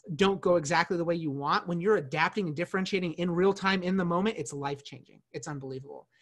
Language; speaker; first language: English; native; English